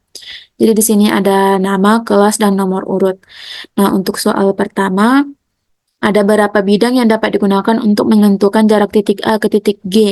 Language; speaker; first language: Indonesian; native; Indonesian